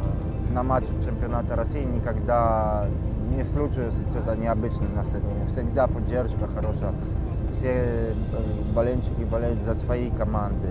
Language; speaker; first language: Russian; non-native, fluent; Polish